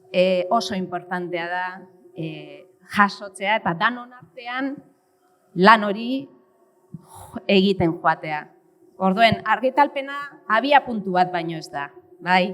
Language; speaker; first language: Basque; native; Basque